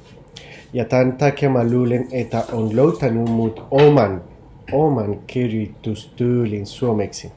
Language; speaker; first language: Finnish; non-native, learner; Spanish